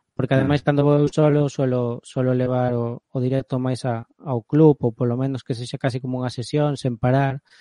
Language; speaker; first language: Galician; native; Galician